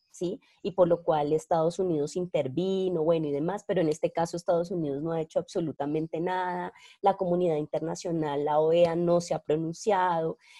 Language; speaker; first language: Spanish; native; Spanish